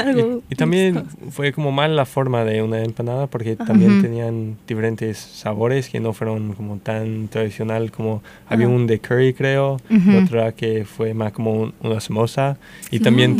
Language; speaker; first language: Spanish; non-native, fluent; English